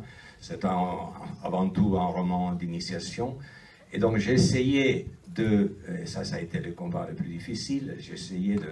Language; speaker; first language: French; non-native, fluent; Italian